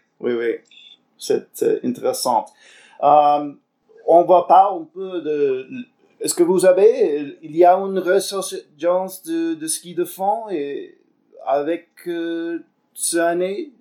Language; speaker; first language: French; non-native, learner; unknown